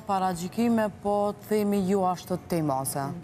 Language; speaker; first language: Albanian; native; Albanian